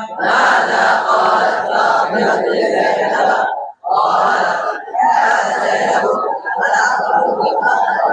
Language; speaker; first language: Arabic; non-native, learner; Bangla